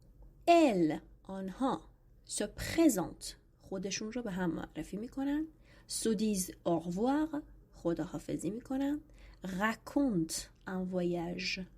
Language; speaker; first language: French; non-native, fluent; Persian